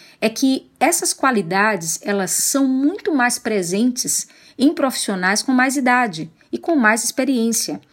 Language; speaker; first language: Portuguese; native; Portuguese